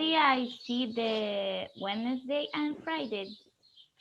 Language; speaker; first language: English; non-native, learner; Spanish